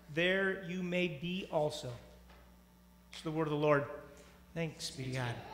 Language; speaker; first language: English; native; English